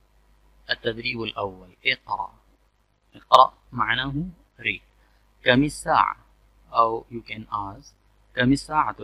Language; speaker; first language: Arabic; non-native, fluent; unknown